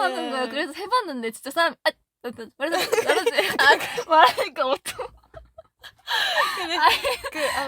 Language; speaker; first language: Korean; non-native, fluent; Japanese